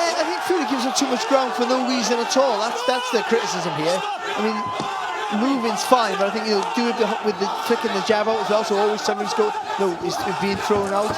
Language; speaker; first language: English; native; English